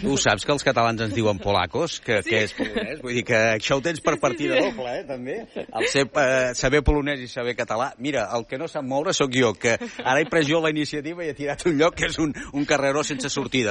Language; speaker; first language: Catalan; native; Catalan